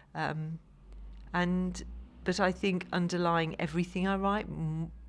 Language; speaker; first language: English; native; English